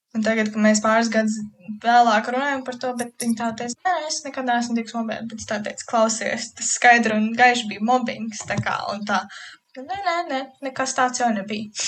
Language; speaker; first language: Latvian; early bilingual, heritage; Latvian